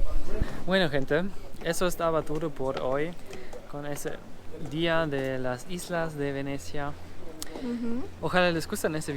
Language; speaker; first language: Spanish; non-native, learner; German